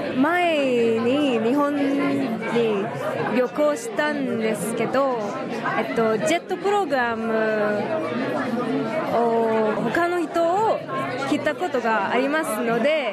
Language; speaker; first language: Japanese; non-native, learner; English